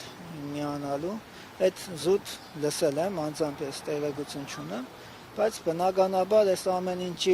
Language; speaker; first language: Armenian; native; Armenian